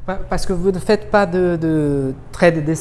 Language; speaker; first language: French; non-native, fluent; Portuguese